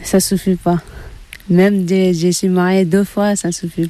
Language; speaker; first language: French; non-native, learner; Tibetan